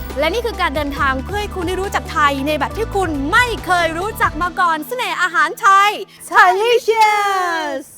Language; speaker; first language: Thai; native; Thai